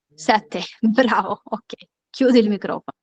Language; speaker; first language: Italian; non-native, fluent; Urdu